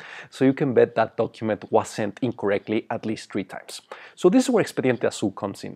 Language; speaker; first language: English; non-native, fluent; Spanish